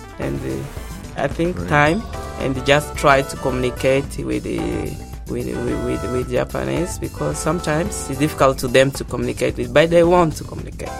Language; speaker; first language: English; non-native, local second language; Portuguese